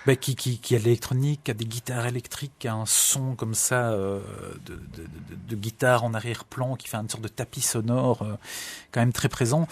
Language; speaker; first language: French; native; French